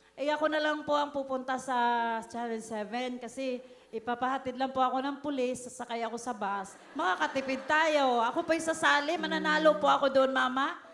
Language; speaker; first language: Filipino; native; Filipino